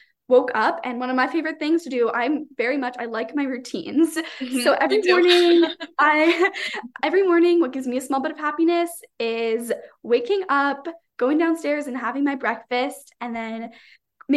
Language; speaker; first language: English; native; English